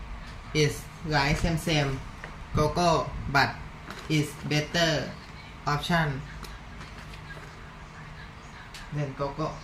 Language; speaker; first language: English; non-native, learner; Thai